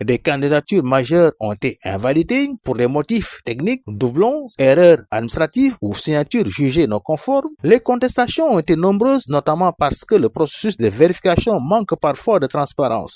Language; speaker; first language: French; non-native, local second language; Wolof